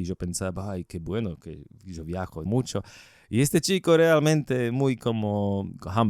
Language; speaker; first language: Spanish; non-native, learner; Slovak